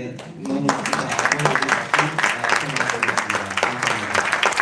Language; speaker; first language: Korean; non-native, learner; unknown